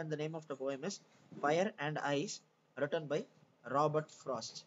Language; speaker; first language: English; non-native, local second language; Tamil